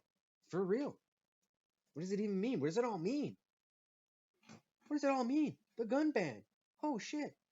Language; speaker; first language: English; native; English